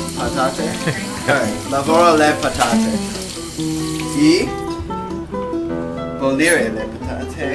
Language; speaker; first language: Italian; non-native, learner; English